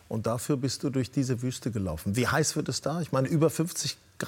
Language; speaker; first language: German; native; German